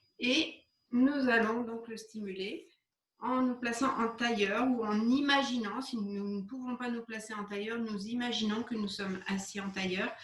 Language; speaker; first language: French; native; French